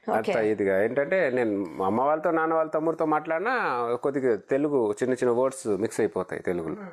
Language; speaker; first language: Telugu; non-native, local second language; Lambadi